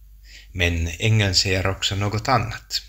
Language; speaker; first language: Swedish; non-native, local second language; Finnish